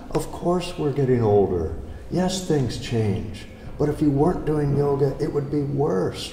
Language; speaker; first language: English; native; English